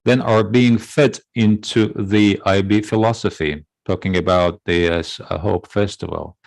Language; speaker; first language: English; non-native, fluent; Azerbaijani